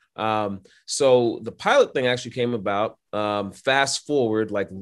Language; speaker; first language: English; native; English